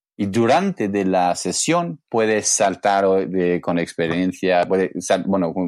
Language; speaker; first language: Spanish; non-native, learner; English